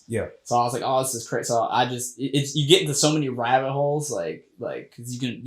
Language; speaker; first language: English; native; English